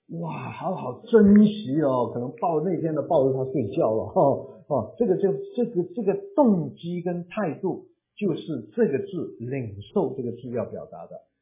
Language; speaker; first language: Chinese; non-native, local second language; Cantonese